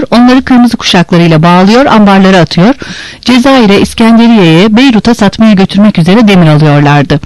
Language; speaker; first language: Turkish; native; Turkish